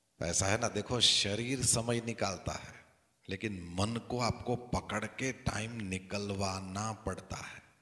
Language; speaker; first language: Hindi; non-native, local second language; Gujarati